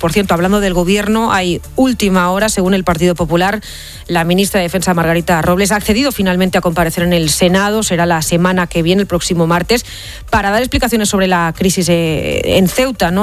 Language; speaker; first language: Spanish; native; Spanish